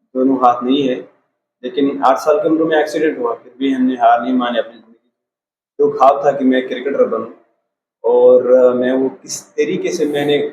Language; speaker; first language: Hindi; non-native, local second language; Kashmiri